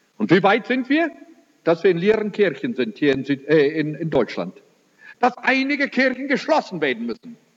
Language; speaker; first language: German; early bilingual, heritage; German